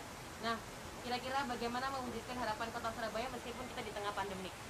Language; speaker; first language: Indonesian; native; Indonesian